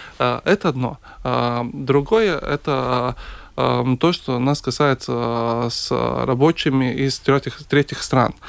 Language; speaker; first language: Russian; non-native, local second language; Latvian